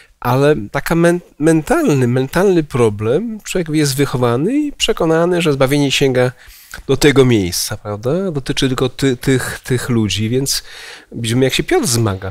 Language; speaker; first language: Polish; native; Polish